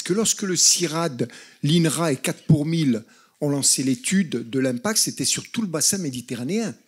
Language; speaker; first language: French; native; French